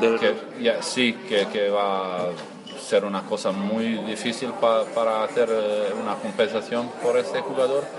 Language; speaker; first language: Spanish; non-native, learner; Croatian